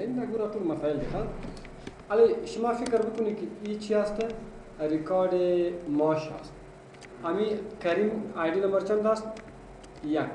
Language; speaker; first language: Persian; non-native, local second language; Pashto